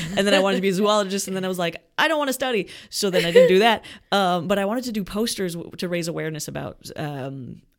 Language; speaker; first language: English; native; English